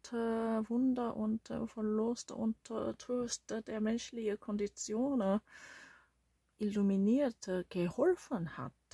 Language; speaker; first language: German; non-native, learner; Korean